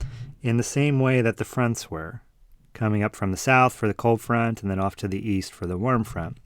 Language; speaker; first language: English; native; English